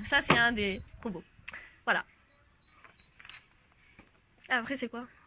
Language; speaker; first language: French; native; French